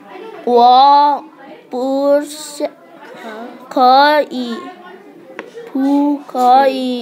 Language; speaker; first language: Chinese; non-native, learner; English